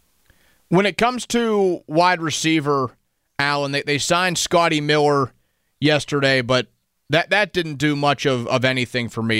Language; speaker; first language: English; native; English